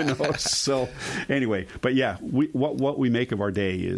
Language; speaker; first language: English; native; English